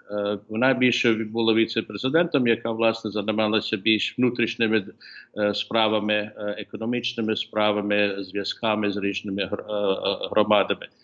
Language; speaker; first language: Ukrainian; early bilingual, heritage; Ukrainian